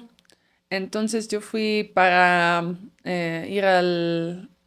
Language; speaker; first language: Spanish; non-native, fluent; Dutch